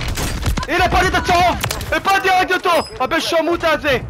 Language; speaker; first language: Hebrew; native; Hebrew